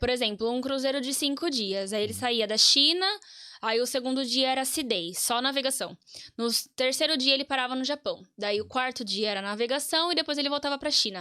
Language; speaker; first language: Portuguese; native; Portuguese